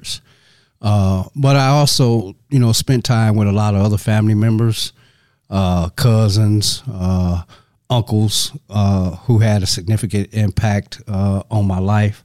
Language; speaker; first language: English; native; English